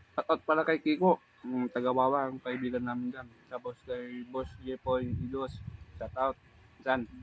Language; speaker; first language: Filipino; non-native, local second language; Iloko